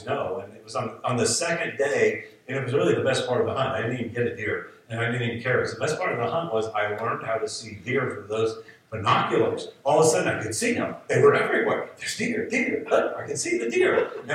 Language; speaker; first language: English; native; English